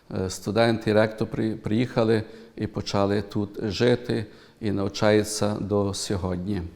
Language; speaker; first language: Ukrainian; early bilingual, heritage; Ukrainian